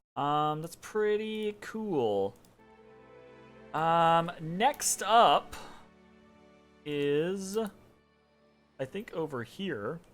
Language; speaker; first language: English; native; English